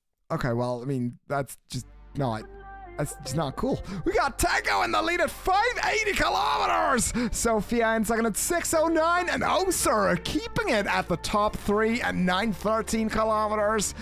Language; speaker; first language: English; native; English